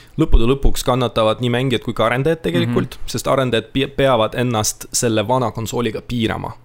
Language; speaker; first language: Estonian; non-native, local second language; Russian